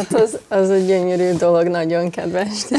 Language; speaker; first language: Hungarian; early bilingual, heritage; English